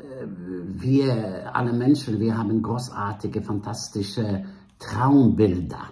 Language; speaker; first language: German; non-native, fluent; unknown